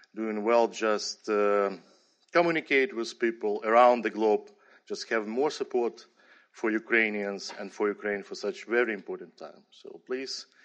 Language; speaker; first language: English; non-native, fluent; Ukrainian